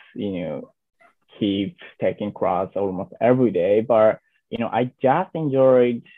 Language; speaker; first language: English; non-native, learner; Japanese